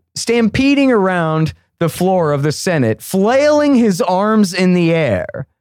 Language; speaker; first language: English; native; English